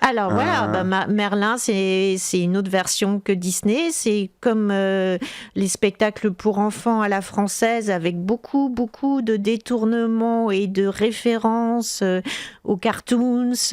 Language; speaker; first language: French; native; French